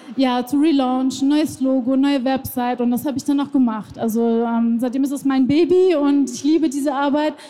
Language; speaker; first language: German; non-native, fluent; Persian